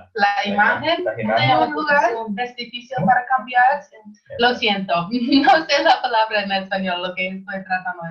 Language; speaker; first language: Spanish; non-native, learner; English